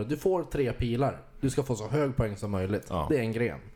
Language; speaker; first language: Swedish; native; Swedish